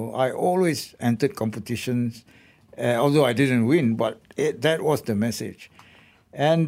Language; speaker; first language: English; non-native, local second language; Malay